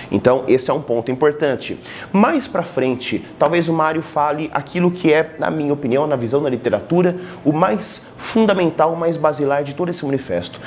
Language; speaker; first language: Portuguese; native; Portuguese